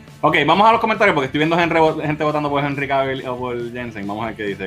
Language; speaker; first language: Spanish; native; Spanish